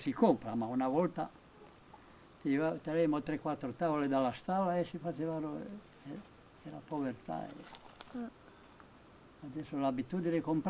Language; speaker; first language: Italian; non-native, local second language; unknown